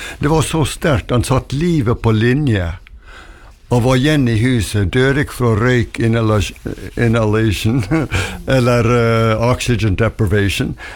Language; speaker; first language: Norwegian; early bilingual, heritage; Norwegian